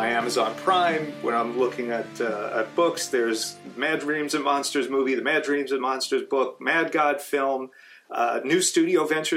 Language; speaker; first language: English; native; English